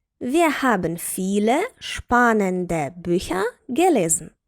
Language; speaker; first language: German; non-native, fluent; Ukrainian